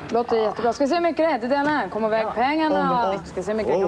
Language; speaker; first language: Swedish; native; Swedish